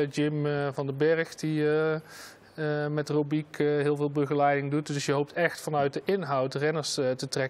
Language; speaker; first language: Dutch; native; Dutch